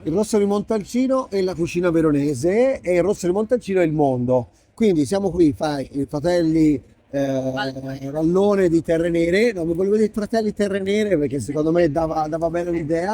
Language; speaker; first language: Italian; native; Italian